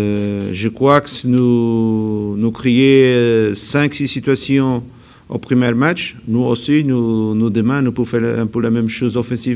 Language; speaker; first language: French; non-native, learner; Portuguese